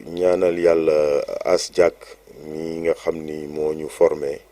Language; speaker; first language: Wolof; native; Wolof